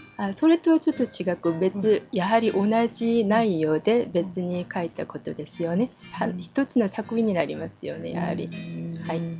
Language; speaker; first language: Japanese; non-native, fluent; Korean